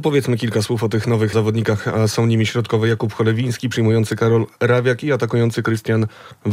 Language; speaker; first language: Polish; native; Polish